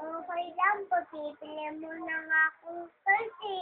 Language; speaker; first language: Filipino; native; Filipino